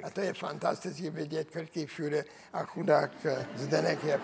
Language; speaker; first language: Czech; non-native, learner; English